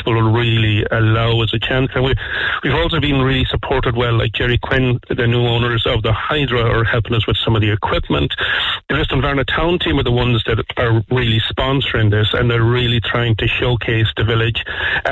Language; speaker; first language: English; native; English